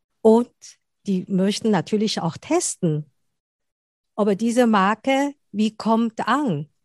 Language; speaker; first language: German; non-native, fluent; Chinese